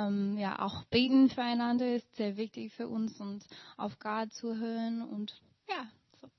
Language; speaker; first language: German; non-native, learner; English